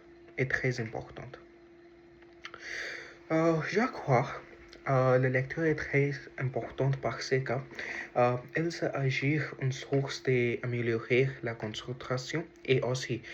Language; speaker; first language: French; non-native, learner; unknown